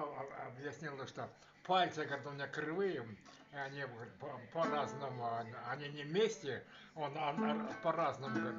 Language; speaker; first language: Russian; non-native, local second language; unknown